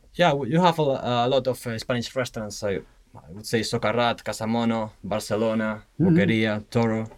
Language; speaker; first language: English; non-native, fluent; Spanish